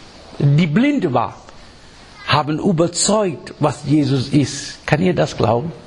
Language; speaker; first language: German; non-native, learner; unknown